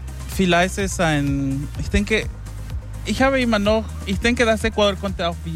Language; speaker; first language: German; non-native, fluent; Spanish